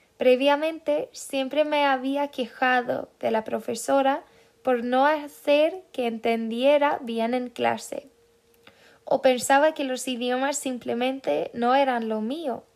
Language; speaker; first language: Spanish; non-native, fluent; Swedish